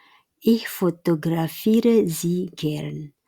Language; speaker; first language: German; non-native, fluent; Indonesian